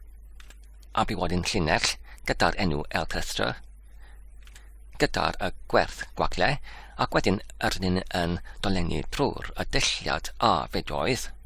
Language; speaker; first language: Welsh; non-native, learner; English